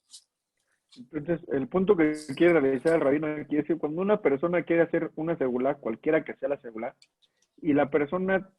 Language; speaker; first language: Spanish; native; Spanish